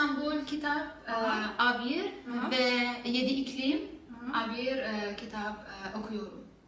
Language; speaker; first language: Turkish; non-native, learner; Persian